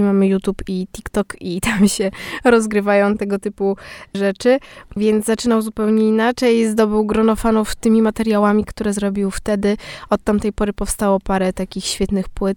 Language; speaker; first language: Polish; native; Polish